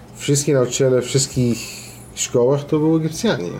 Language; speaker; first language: Polish; non-native, fluent; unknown